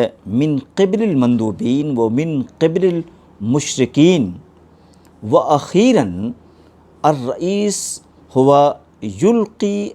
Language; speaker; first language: Arabic; non-native, fluent; Urdu